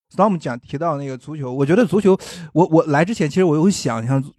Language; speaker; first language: Chinese; native; Chinese